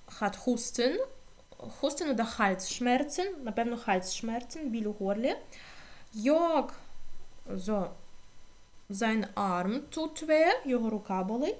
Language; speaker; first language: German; non-native, fluent; Ukrainian